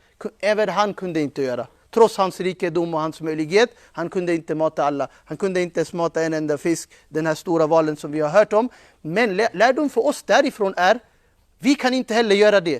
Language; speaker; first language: Swedish; non-native, fluent; Urdu